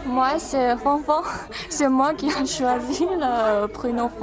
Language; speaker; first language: French; non-native, fluent; Chinese